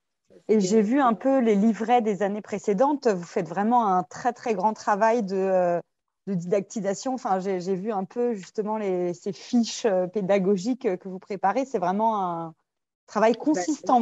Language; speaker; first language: French; native; French